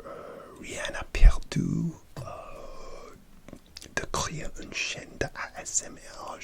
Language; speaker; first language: French; non-native, learner; English